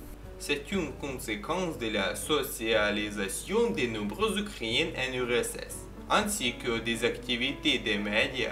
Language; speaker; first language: French; non-native, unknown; Ukrainian